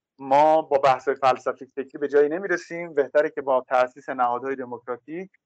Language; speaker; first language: Persian; native; Persian